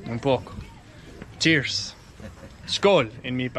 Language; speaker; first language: Spanish; non-native, learner; Danish